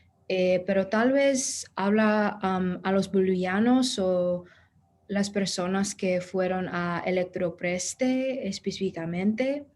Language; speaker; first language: Spanish; non-native, fluent; English